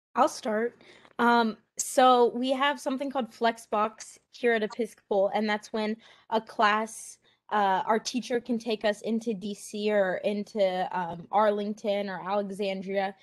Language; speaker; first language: English; native; English